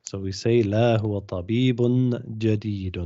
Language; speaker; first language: Arabic; non-native, fluent; English